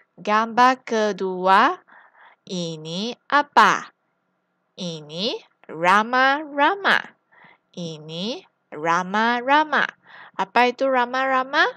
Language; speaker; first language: Malay; non-native, local second language; Chinese